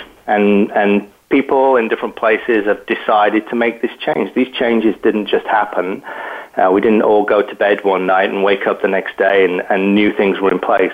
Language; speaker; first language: English; native; English